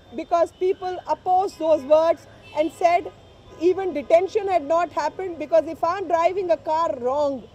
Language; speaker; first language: English; non-native, local second language; Hindi